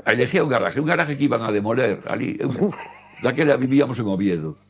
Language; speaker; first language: Spanish; native; Spanish